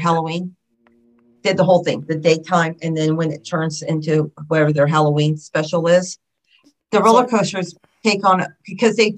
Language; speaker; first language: English; native; English